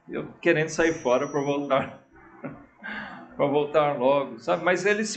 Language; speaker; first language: Portuguese; native; Portuguese